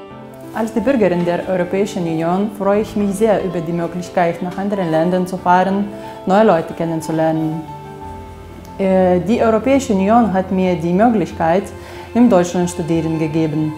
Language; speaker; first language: German; non-native, fluent; Lithuanian